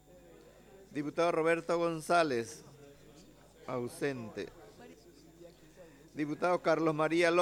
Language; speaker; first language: Spanish; native; Spanish